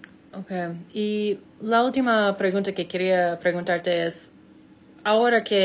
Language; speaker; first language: Spanish; non-native, fluent; English